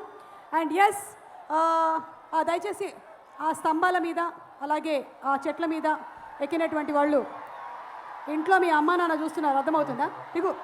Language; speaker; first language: Telugu; native; Telugu